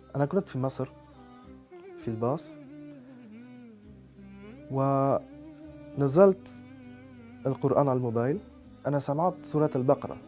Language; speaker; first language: Arabic; non-native, fluent; French